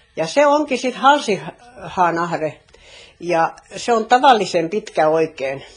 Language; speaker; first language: Finnish; native; Finnish